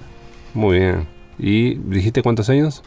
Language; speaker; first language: Spanish; native; Spanish